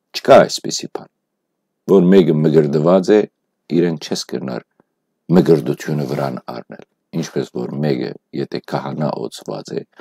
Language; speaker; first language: Armenian; native; Armenian